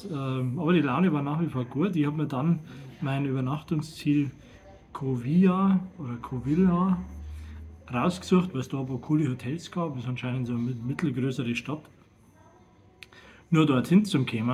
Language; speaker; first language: German; native; German